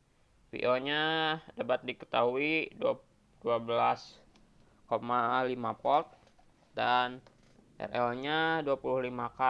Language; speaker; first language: Indonesian; native; Indonesian